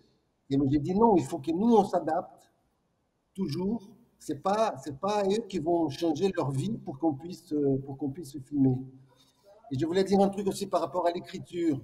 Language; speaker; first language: French; non-native, fluent; Portuguese